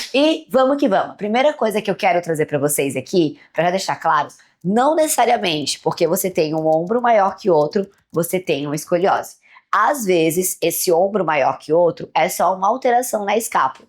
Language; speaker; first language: Portuguese; native; Portuguese